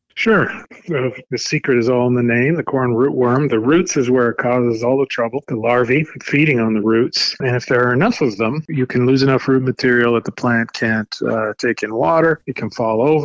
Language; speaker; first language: English; native; English